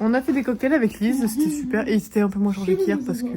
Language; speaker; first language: French; native; French